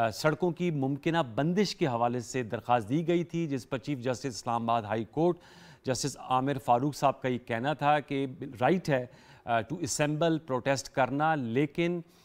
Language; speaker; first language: Hindi; native; Hindi